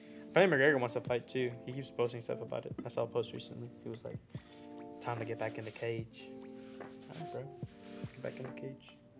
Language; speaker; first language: English; early bilingual, other home language; Spanish